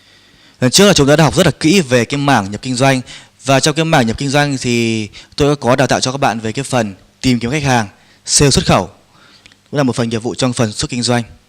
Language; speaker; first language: Vietnamese; native; Vietnamese